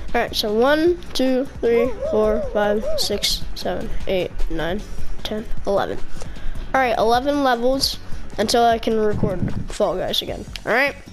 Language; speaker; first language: English; native; English